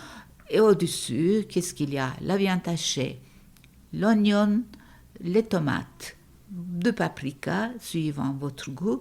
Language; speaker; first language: French; non-native, fluent; Turkish